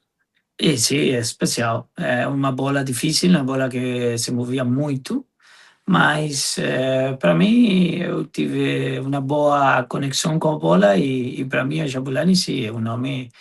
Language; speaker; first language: Portuguese; non-native, fluent; Spanish